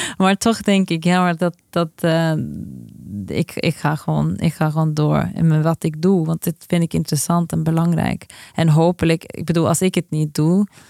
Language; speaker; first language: Dutch; non-native, fluent; Norwegian